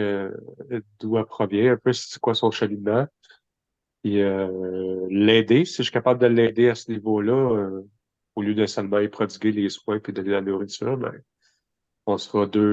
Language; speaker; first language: French; native; French